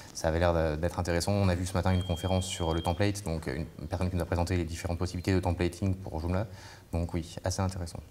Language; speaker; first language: French; native; French